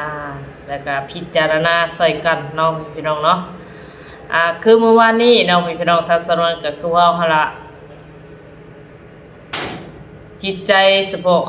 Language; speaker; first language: Thai; non-native, local second language; Lao